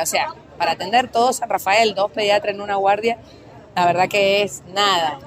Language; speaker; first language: Spanish; native; Spanish